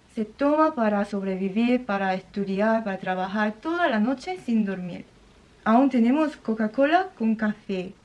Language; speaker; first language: Spanish; non-native, fluent; Korean